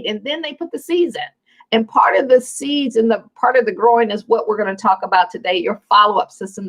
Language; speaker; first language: English; native; English